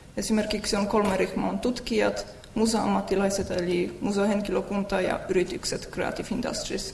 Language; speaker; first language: Finnish; non-native, fluent; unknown